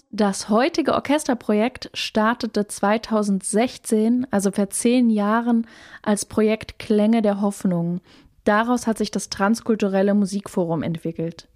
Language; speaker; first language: German; native; German